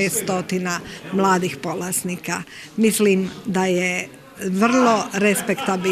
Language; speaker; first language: Croatian; native; Croatian